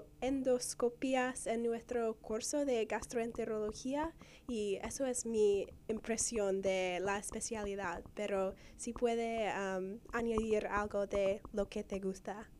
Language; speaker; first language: Spanish; non-native, learner; English